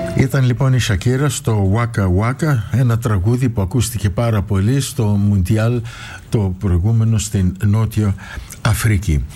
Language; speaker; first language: Greek; early bilingual, heritage; Greek